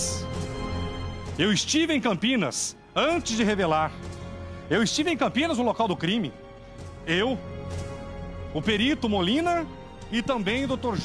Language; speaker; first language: Portuguese; native; Portuguese